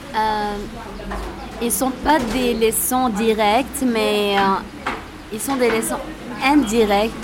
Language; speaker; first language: French; non-native, local second language; Arabic